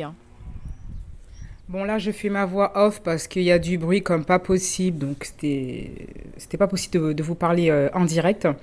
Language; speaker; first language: French; native; French